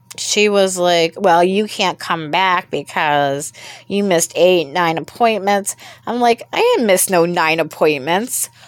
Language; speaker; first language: English; native; English